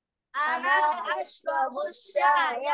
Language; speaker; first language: Arabic; non-native, learner; Bangla